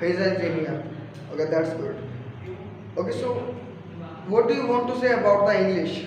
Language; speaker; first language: English; non-native, fluent; Hindi